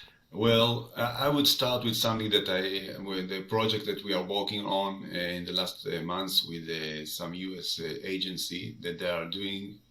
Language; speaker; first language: English; non-native, fluent; Hebrew